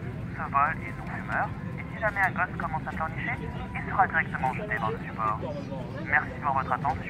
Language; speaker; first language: French; native; French